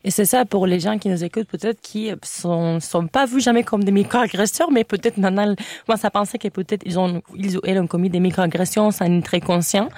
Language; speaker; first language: French; non-native, fluent; Spanish